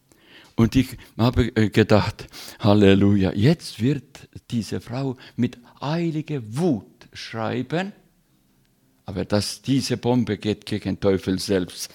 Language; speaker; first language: German; non-native, learner; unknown